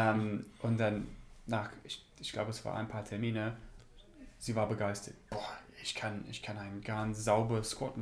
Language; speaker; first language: German; non-native, learner; English